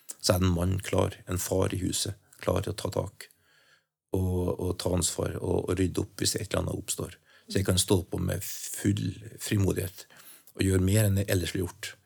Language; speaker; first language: Norwegian; native; Norwegian